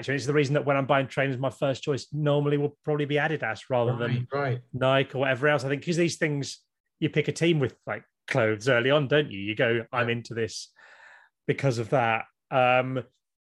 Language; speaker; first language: English; native; English